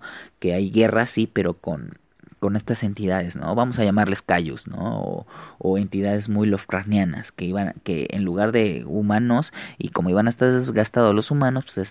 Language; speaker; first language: Spanish; native; Spanish